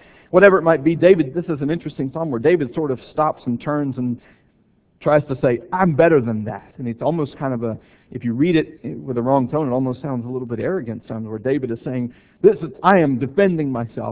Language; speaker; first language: English; native; English